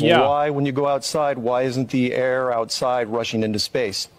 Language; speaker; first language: English; native; English